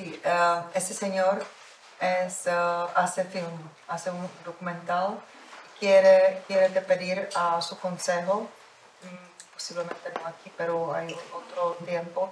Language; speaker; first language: Spanish; non-native, fluent; Czech